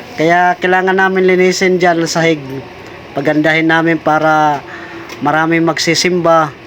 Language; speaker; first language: Filipino; native; Filipino